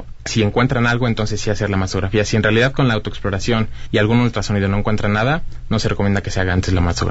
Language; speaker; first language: Spanish; native; Spanish